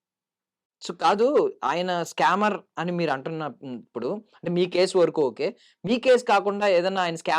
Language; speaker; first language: Telugu; native; Telugu